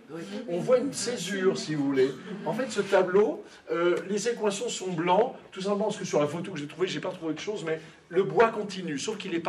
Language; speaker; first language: French; native; French